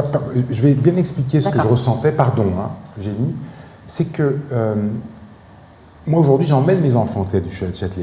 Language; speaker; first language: French; native; French